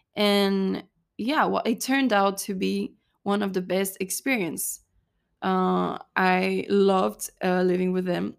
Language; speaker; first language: English; non-native, fluent; French